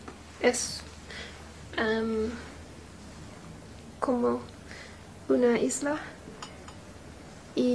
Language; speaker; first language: Spanish; non-native, learner; English